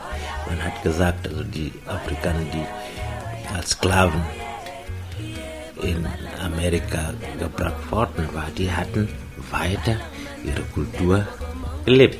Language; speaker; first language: German; non-native, fluent; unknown